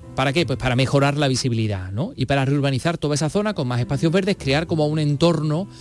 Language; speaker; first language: Spanish; native; Spanish